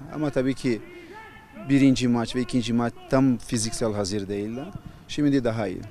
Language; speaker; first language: Turkish; non-native, fluent; Portuguese